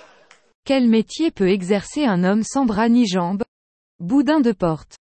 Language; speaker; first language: French; native; French